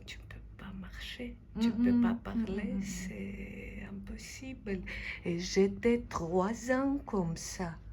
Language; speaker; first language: French; non-native, fluent; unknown